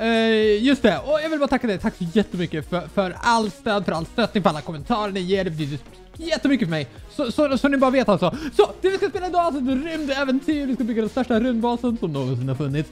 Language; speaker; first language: Swedish; native; Swedish